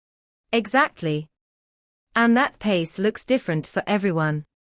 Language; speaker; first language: English; native; English